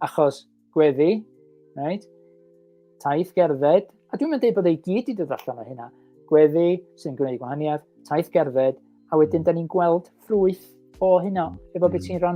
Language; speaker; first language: Welsh; native; Welsh